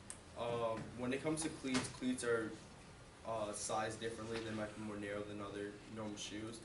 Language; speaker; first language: English; native; English